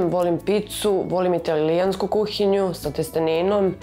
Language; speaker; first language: Serbian; native; Serbian